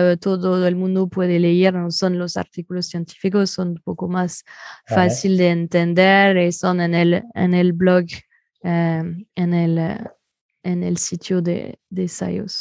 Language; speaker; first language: Spanish; non-native, fluent; French